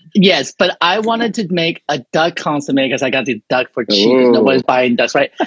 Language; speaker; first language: English; non-native, fluent; Chinese